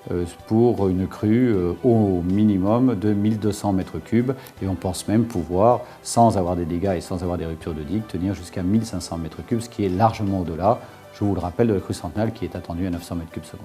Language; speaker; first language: French; native; French